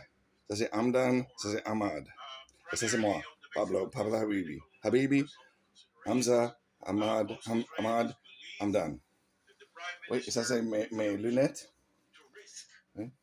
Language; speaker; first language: French; non-native, learner; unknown